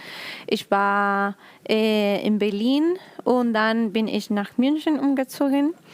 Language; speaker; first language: German; non-native, learner; Spanish